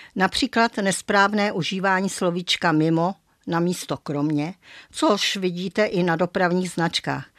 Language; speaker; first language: Czech; native; Czech